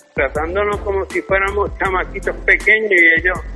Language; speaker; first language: Spanish; early bilingual, heritage; Spanish